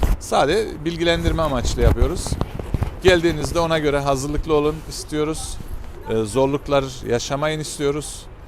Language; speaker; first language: Turkish; native; Turkish